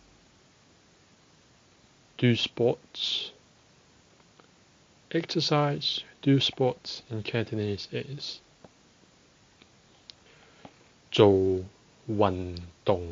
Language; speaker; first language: English; non-native, local second language; Cantonese